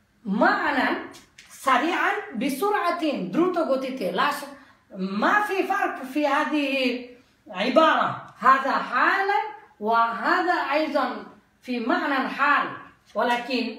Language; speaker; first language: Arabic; non-native, fluent; Bangla